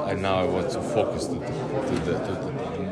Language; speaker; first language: English; non-native, learner; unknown